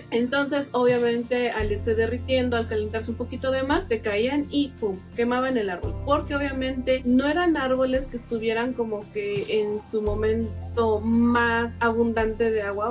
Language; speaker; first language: Spanish; native; Spanish